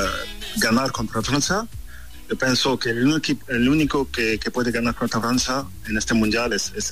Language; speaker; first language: Spanish; non-native, fluent; French